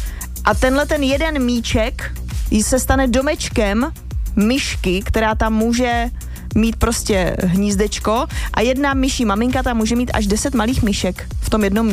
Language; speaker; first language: Czech; native; Czech